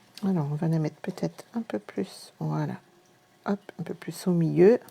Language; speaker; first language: French; native; French